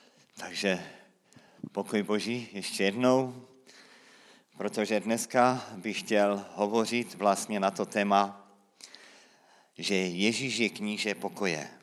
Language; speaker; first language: Czech; native; Czech